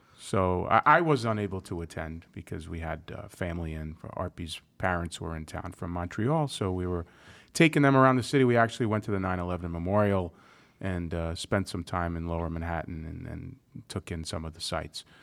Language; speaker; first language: English; native; English